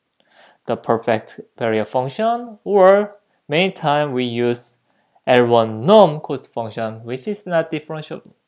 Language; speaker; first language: English; non-native, fluent; Korean